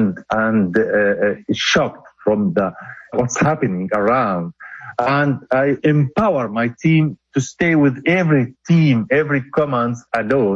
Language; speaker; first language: English; non-native, local second language; Arabic